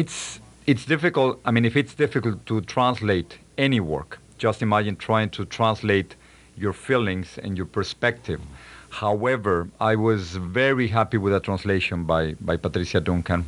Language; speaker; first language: English; non-native, fluent; Spanish